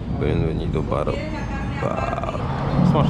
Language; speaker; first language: Spanish; non-native, learner; Polish